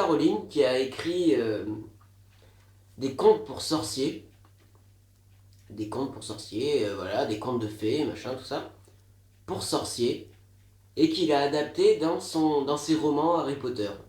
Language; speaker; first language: French; native; French